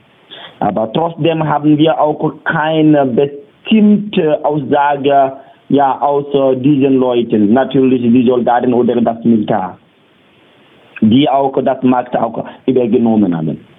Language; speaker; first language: German; non-native, learner; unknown